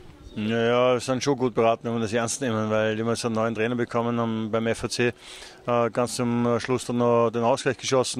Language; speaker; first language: German; native; German